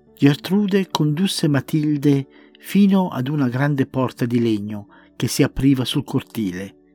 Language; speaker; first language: Italian; native; Italian